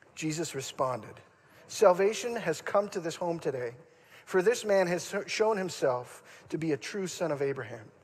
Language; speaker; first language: English; native; English